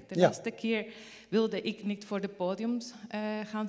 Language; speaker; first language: Dutch; non-native, learner; Spanish